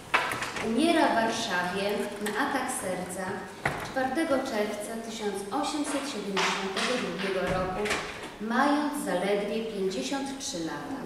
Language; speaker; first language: Polish; native; Polish